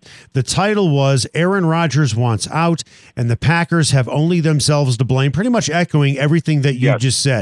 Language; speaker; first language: English; native; English